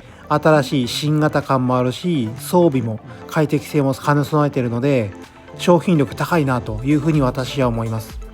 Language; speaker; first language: Japanese; native; Japanese